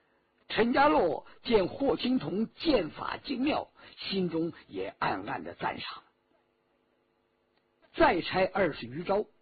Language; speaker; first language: Chinese; native; Chinese